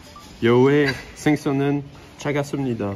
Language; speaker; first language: Korean; non-native, learner; French